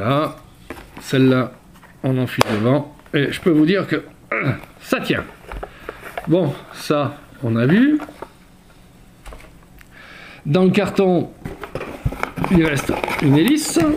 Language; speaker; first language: French; native; French